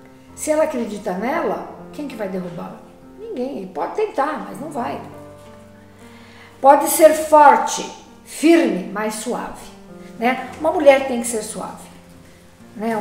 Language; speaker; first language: Portuguese; native; Portuguese